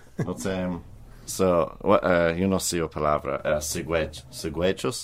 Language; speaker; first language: Portuguese; non-native, learner; English